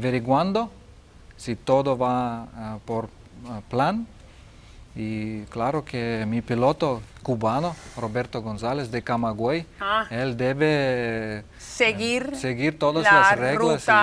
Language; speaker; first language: Spanish; non-native, learner; Lithuanian